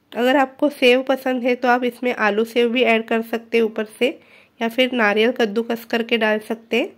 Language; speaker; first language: Hindi; non-native, local second language; Marathi